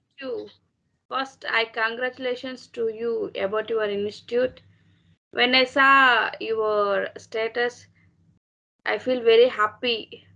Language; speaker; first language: English; non-native, learner; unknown